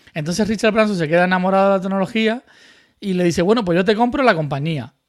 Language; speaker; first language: Spanish; native; Spanish